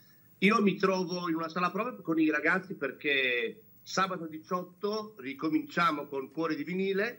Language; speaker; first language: Italian; native; Italian